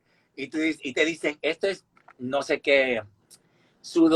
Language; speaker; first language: Spanish; native; Spanish